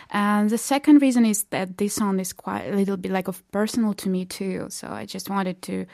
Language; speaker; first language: English; non-native, fluent; Belarusian